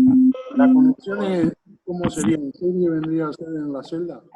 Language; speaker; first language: Spanish; native; Spanish